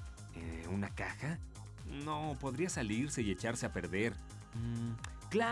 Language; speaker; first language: Spanish; native; Spanish